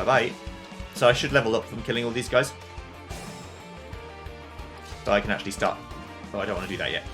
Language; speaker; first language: English; native; English